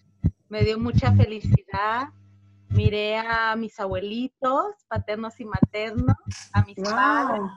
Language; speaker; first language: Spanish; native; Spanish